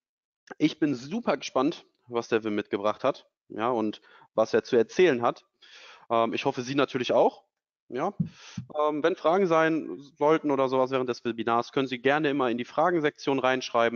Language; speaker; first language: German; native; German